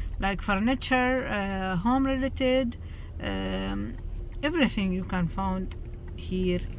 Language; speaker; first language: English; non-native, learner; Arabic